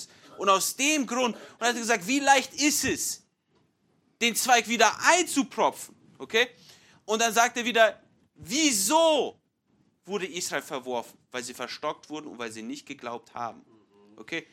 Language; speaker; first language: German; non-native, fluent; English